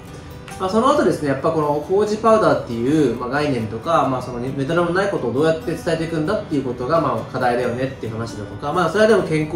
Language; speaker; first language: Japanese; native; Japanese